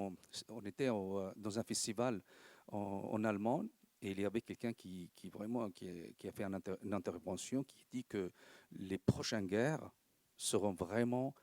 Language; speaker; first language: French; non-native, local second language; Arabic